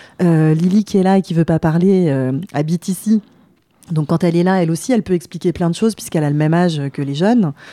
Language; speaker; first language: French; native; French